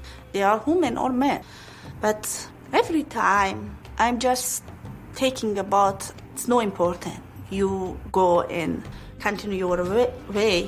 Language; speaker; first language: English; non-native, learner; Pashto